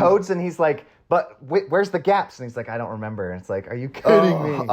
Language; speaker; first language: English; native; English